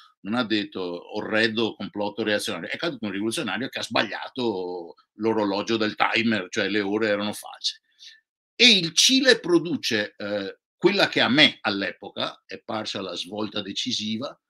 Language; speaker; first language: Italian; native; Italian